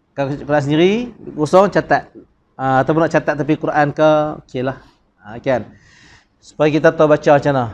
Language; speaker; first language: Malay; native; Malay